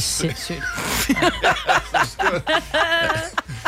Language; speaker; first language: Danish; native; Danish